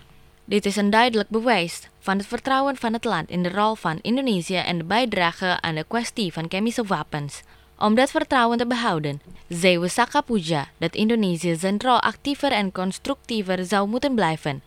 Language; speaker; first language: Dutch; non-native, fluent; Indonesian